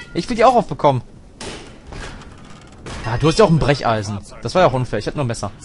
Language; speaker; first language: German; native; German